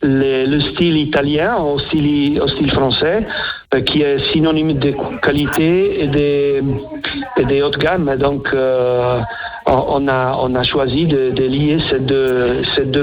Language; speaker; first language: French; non-native, fluent; Italian